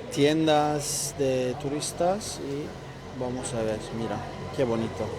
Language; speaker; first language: Spanish; non-native, learner; Turkish